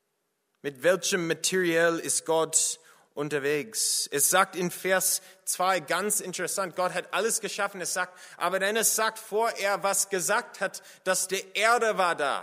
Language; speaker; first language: German; non-native, fluent; English